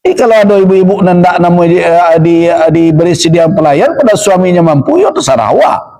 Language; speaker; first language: Malay; non-native, local second language; Minangkabau